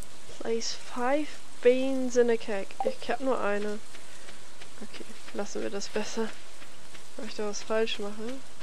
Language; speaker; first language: German; native; German